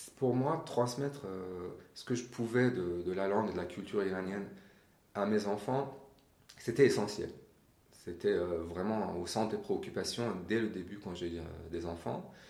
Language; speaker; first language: French; non-native, fluent; Persian